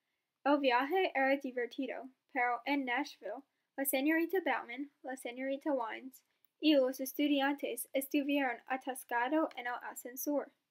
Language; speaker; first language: Spanish; non-native, learner; English